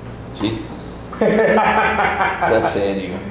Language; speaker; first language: Spanish; native; Spanish